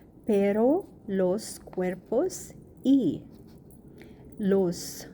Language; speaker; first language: Spanish; non-native, learner; Arabic